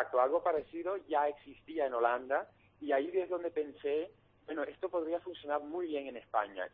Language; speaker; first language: Spanish; non-native, fluent; Dutch